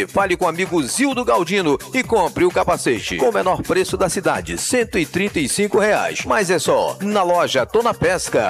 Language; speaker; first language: Portuguese; native; Portuguese